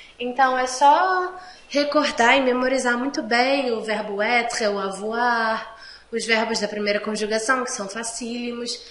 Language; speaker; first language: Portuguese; native; Portuguese